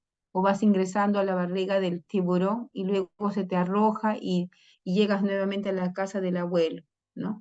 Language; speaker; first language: Spanish; native; Spanish